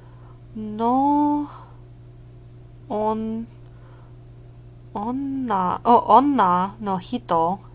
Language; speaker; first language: Japanese; non-native, learner; English